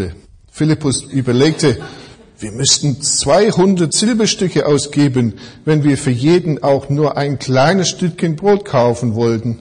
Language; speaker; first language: German; non-native, fluent; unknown